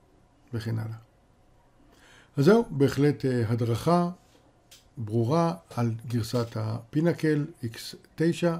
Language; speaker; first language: Hebrew; native; Hebrew